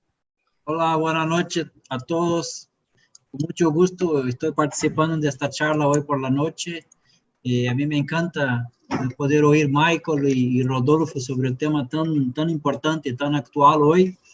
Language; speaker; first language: Spanish; non-native, fluent; Portuguese